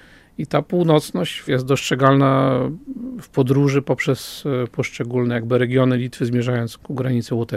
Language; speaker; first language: Polish; native; Polish